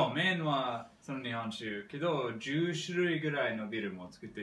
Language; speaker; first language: Japanese; non-native, learner; English